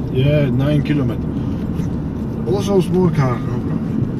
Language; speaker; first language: English; non-native, learner; Georgian